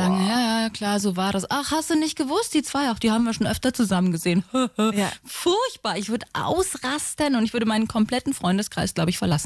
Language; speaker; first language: German; native; German